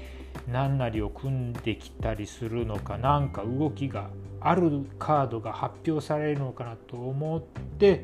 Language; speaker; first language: Japanese; native; Japanese